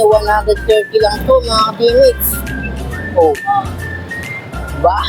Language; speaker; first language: Filipino; native; Filipino